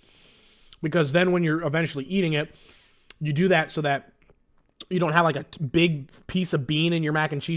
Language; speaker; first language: English; native; English